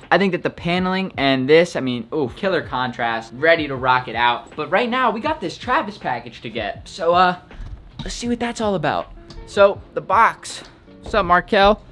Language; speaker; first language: English; native; English